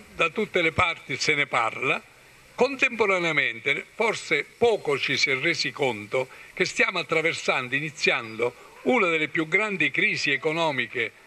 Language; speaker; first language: Italian; native; Italian